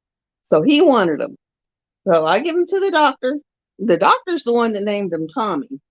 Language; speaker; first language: English; native; English